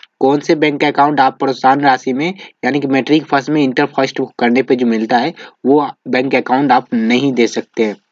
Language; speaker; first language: Hindi; native; Hindi